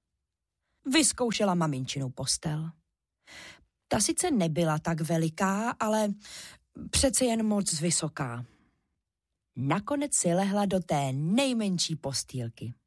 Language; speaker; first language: Czech; native; Czech